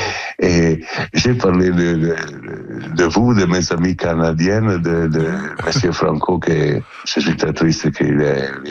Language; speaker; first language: French; non-native, learner; Italian